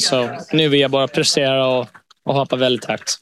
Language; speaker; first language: Swedish; early bilingual, heritage; English